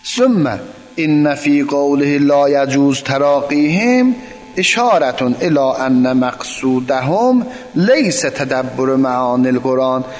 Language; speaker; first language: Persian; non-native, local second language; Azerbaijani